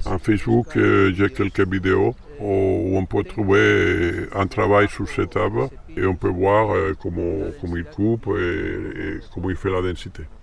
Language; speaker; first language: French; non-native, learner; Spanish